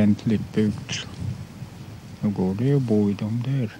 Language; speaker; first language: Swedish; non-native, local second language; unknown